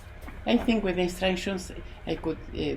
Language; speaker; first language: English; non-native, learner; Spanish